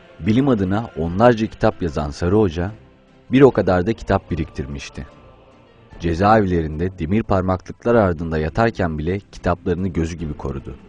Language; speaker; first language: Turkish; native; Turkish